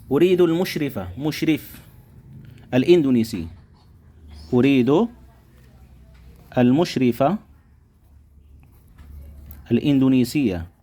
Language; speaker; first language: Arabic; non-native, fluent; Indonesian